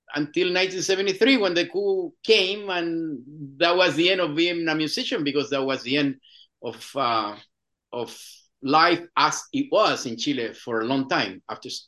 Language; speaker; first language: English; non-native, fluent; Spanish